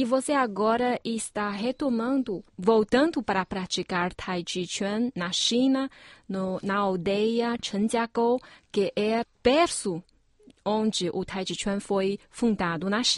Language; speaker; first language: Portuguese; non-native, fluent; Chinese